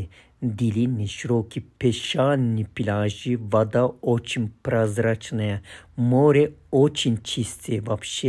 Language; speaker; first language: Russian; non-native, fluent; Turkish